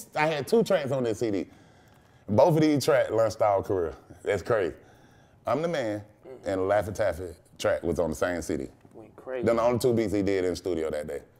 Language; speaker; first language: English; native; English